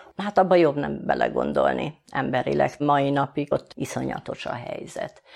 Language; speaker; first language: Hungarian; native; Hungarian